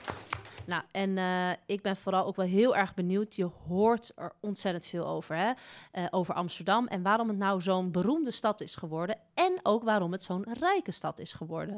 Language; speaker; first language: Dutch; native; Dutch